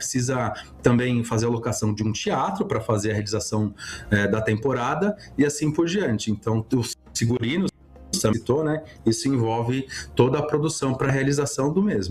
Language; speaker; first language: Portuguese; native; Portuguese